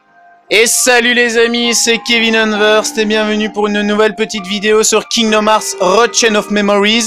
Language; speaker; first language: French; native; French